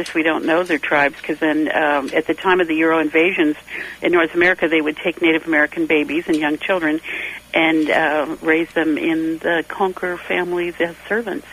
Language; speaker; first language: English; native; English